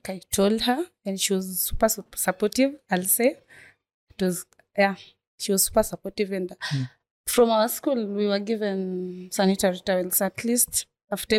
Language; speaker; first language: English; non-native, local second language; Swahili